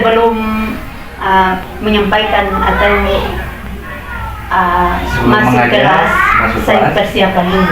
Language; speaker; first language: Indonesian; non-native, local second language; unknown